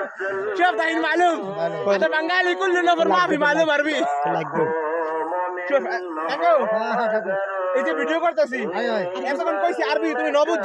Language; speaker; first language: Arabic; non-native, learner; Bangla